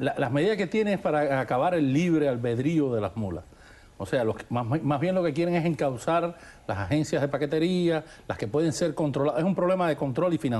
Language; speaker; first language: Spanish; native; Spanish